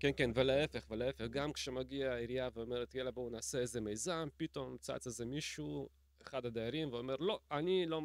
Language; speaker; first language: Hebrew; native; Hebrew